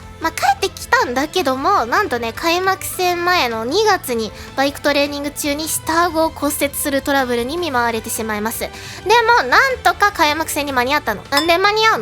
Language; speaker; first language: Japanese; native; Japanese